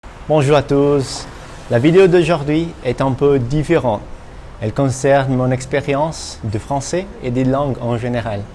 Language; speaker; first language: French; non-native, fluent; Portuguese